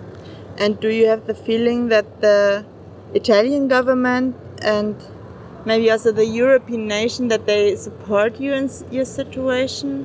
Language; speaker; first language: English; non-native, fluent; German